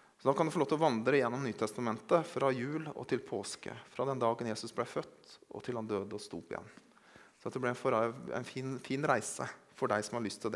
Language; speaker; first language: Norwegian; native; Norwegian